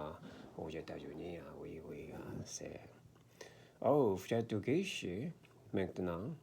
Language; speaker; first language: French; non-native, learner; Korean